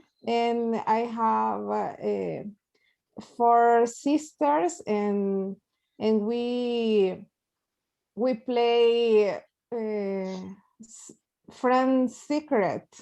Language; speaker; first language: English; non-native, learner; Spanish